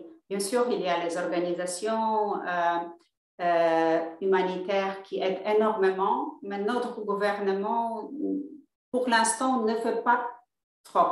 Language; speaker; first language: French; non-native, fluent; Polish